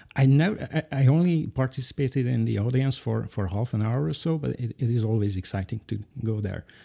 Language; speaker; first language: English; non-native, fluent; Hungarian